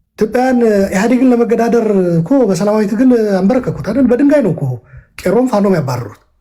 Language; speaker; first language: Amharic; non-native, local second language; Tigrinya